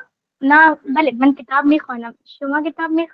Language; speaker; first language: Persian; non-native, learner; Urdu